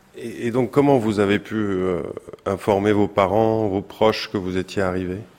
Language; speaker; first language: French; native; French